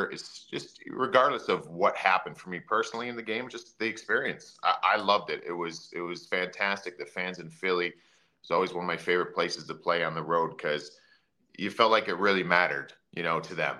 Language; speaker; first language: English; native; English